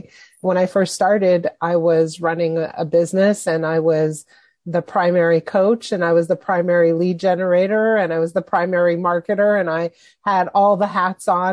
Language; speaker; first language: English; native; English